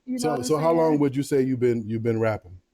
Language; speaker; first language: English; native; English